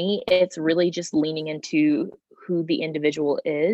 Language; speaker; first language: English; native; English